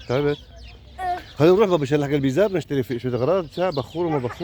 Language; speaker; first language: Arabic; native; Arabic